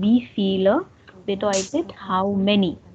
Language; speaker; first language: German; non-native, learner; Hindi